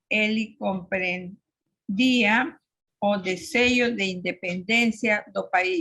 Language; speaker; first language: Portuguese; non-native, learner; Spanish